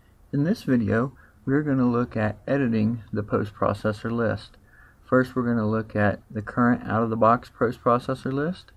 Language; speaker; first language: English; native; English